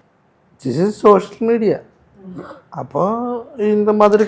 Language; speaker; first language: Tamil; non-native, local second language; Malayalam